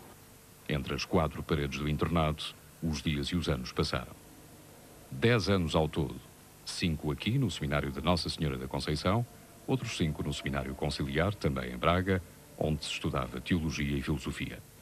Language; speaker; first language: Portuguese; native; Portuguese